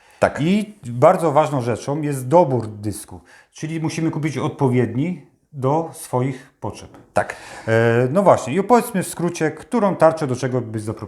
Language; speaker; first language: Polish; native; Polish